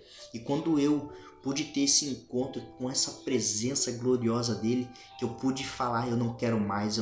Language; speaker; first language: Portuguese; native; Portuguese